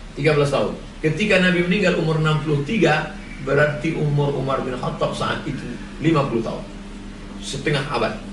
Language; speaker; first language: Indonesian; native; Indonesian